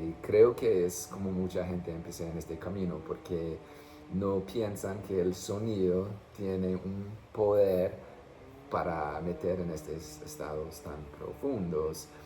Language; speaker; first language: Spanish; non-native, fluent; English